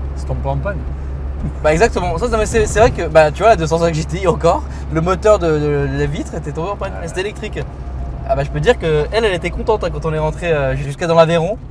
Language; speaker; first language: French; native; French